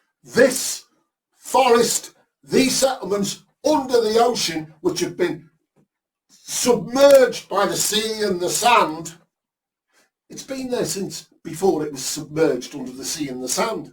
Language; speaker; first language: English; native; English